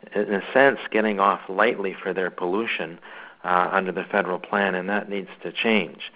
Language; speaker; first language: English; native; English